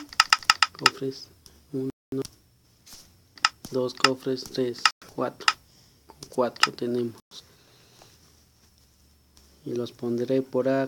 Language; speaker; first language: Spanish; native; Spanish